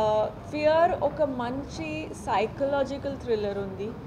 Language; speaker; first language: Telugu; non-native, fluent; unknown